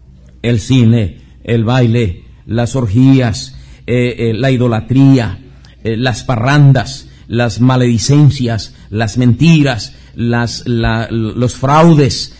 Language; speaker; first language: Spanish; native; Spanish